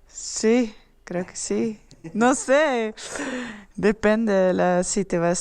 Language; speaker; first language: Spanish; non-native, learner; Dutch